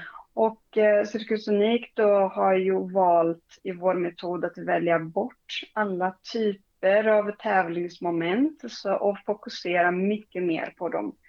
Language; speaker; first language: Swedish; non-native, fluent; Portuguese